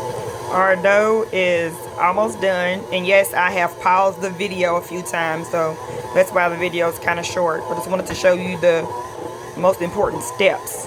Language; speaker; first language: English; native; English